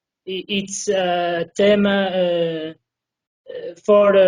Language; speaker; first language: English; non-native, learner; Portuguese